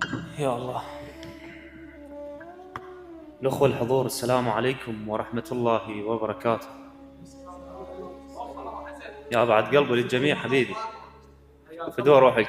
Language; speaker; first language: Arabic; native; Arabic